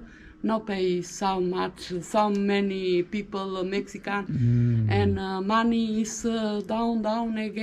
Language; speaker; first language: English; non-native, learner; Albanian